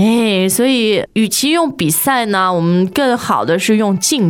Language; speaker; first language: Chinese; native; Chinese